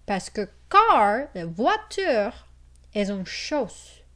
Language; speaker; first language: French; non-native, fluent; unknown